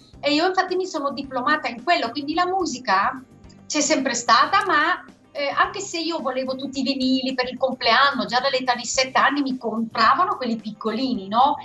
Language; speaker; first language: Italian; non-native, fluent; Dutch